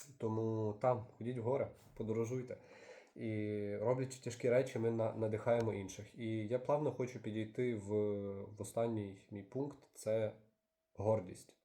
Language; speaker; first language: Ukrainian; native; Ukrainian